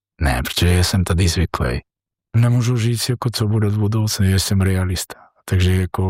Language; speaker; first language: Czech; non-native, learner; Georgian